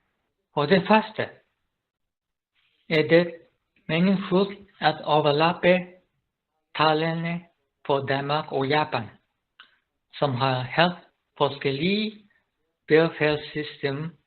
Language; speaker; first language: Danish; non-native, learner; Japanese